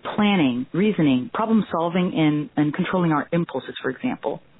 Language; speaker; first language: English; non-native, fluent; Portuguese